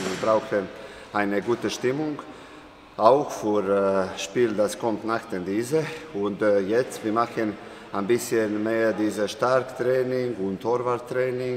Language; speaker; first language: German; non-native, learner; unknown